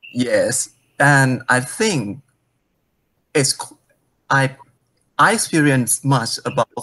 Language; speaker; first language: English; non-native, fluent; Thai